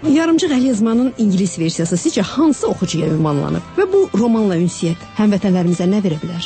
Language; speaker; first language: Azerbaijani; native; Azerbaijani